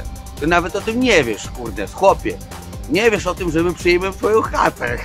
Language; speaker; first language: Polish; native; Polish